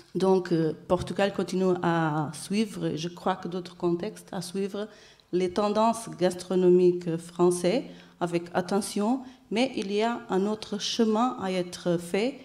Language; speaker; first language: French; non-native, fluent; Portuguese